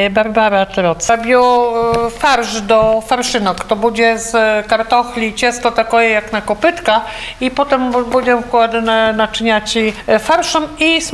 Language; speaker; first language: Polish; non-native, local second language; Belarusian